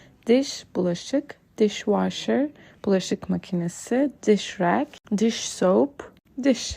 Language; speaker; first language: English; non-native, fluent; Turkish